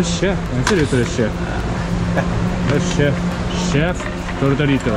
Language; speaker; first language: Spanish; non-native, learner; Japanese